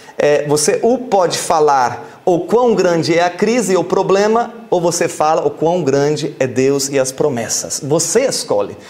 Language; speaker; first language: Portuguese; non-native, fluent; German